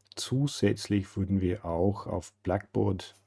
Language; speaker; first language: German; non-native, fluent; English